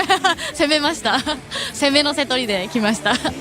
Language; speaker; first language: Japanese; native; Japanese